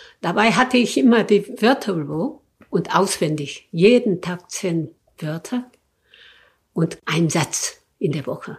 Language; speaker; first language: German; non-native, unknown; Korean